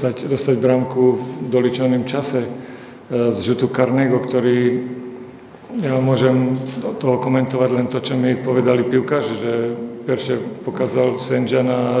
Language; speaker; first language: Polish; non-native, learner; Slovak